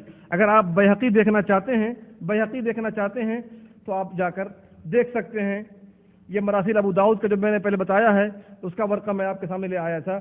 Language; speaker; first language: Urdu; native; Urdu